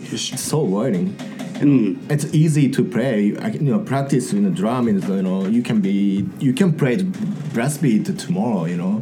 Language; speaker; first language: English; non-native, learner; Japanese